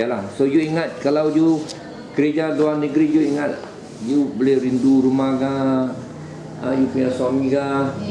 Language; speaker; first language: Malay; native; Malay